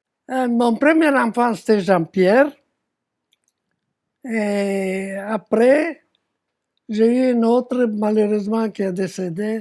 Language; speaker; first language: French; non-native, fluent; Romanian